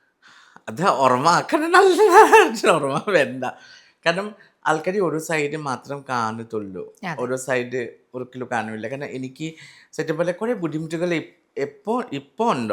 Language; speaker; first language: Malayalam; non-native, learner; Assamese